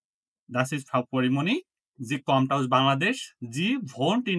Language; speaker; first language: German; non-native, learner; Bangla